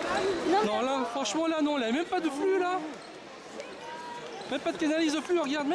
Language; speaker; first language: French; native; French